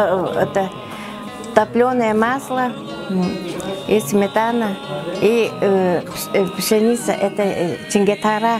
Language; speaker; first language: Russian; non-native, local second language; Tuvinian